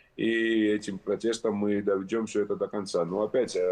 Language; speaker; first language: Russian; non-native, local second language; Georgian